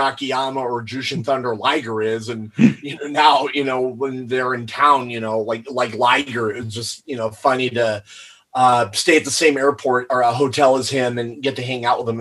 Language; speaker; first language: English; native; English